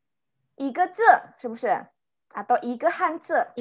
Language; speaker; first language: Chinese; non-native, fluent; Indonesian